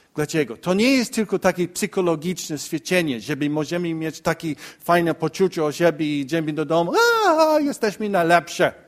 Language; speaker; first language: Polish; non-native, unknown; English